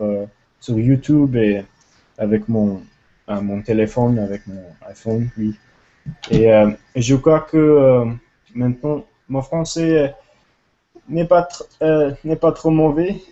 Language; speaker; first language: French; non-native, learner; English